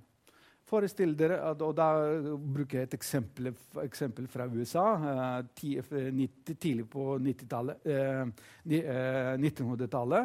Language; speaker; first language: Norwegian; non-native, fluent; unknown